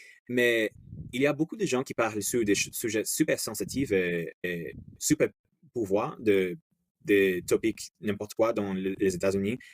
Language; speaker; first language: French; non-native, fluent; English